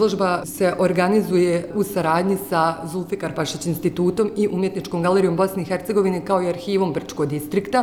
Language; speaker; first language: Croatian; native; Croatian